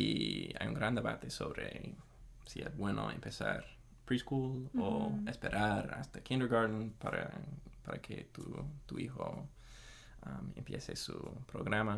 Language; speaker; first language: Spanish; non-native, fluent; English